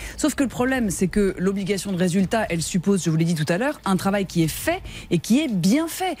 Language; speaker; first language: French; native; French